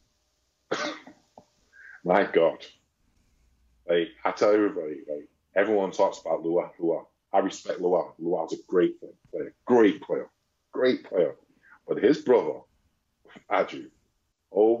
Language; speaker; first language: English; native; English